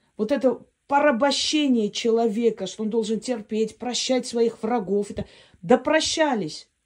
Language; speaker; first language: Russian; non-native, local second language; Armenian